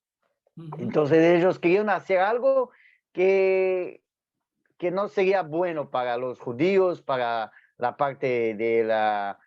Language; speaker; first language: Spanish; non-native, fluent; Portuguese